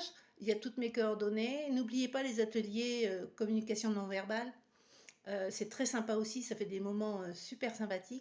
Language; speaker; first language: French; native; French